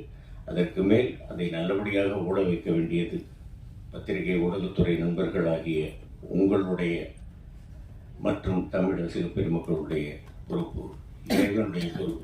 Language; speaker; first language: Tamil; native; Tamil